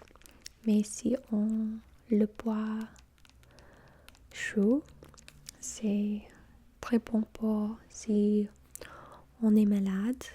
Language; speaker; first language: French; non-native, fluent; English